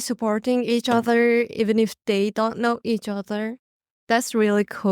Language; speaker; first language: English; non-native, learner; Mongolian